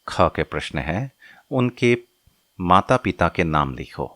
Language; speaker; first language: Hindi; non-native, local second language; Assamese